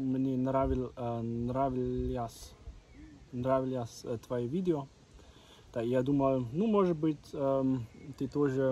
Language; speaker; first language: Russian; non-native, learner; German